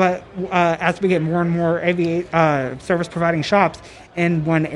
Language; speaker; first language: English; native; English